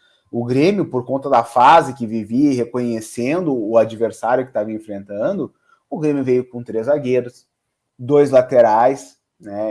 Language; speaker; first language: Portuguese; native; Portuguese